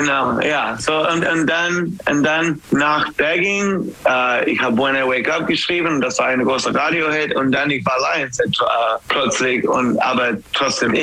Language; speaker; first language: German; non-native, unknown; English